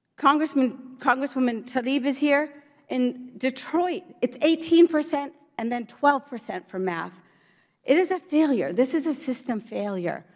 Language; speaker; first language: English; early bilingual, other home language; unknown